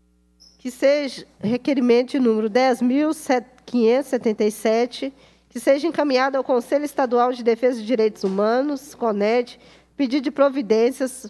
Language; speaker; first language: Portuguese; native; Portuguese